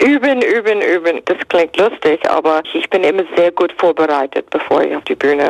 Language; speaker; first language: German; non-native, fluent; English